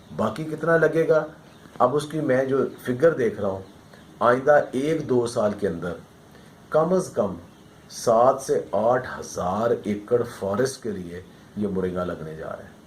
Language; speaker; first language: Urdu; non-native, local second language; Punjabi